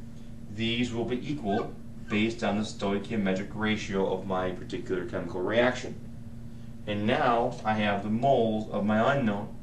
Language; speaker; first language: English; native; English